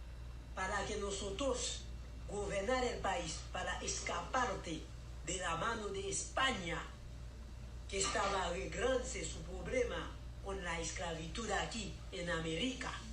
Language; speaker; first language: Spanish; non-native, learner; Haitian Creole